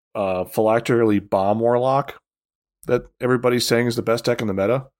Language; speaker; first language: English; native; English